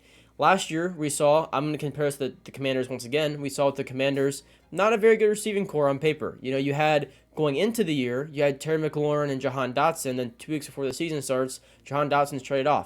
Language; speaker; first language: English; native; English